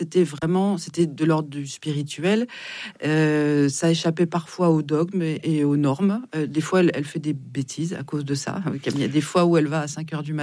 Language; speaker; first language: French; native; French